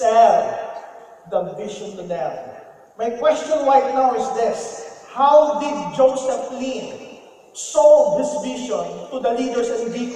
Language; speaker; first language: English; non-native, local second language; Filipino